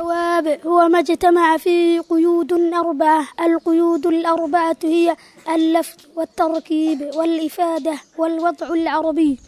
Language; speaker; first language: Arabic; non-native, learner; Somali